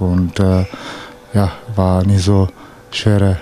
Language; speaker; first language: German; non-native, learner; Slovenian